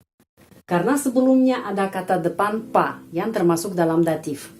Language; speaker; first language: Indonesian; non-native, fluent; Russian